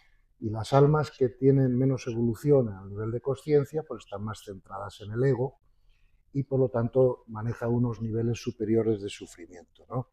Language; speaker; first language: Spanish; native; Spanish